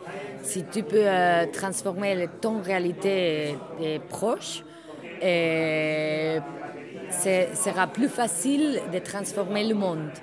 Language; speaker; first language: French; non-native, learner; Spanish